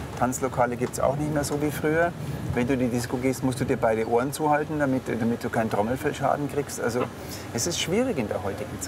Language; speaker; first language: German; native; German